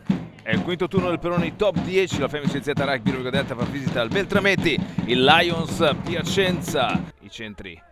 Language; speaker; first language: Italian; native; Italian